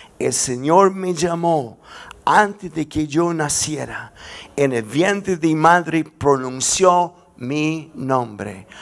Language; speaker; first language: Spanish; non-native, fluent; English